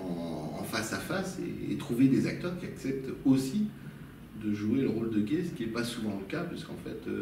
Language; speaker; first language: French; native; French